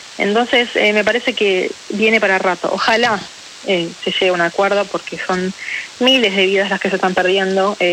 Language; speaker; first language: Spanish; early bilingual, other home language; Ukrainian